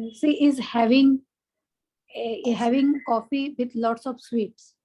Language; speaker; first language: English; non-native, learner; Hindi